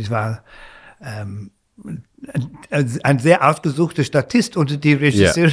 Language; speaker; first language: German; non-native, fluent; English